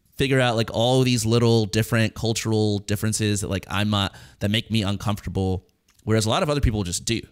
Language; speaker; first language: English; native; English